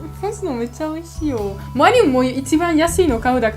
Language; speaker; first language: Japanese; non-native, learner; French